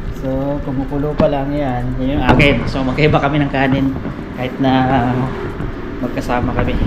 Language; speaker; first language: Filipino; non-native, local second language; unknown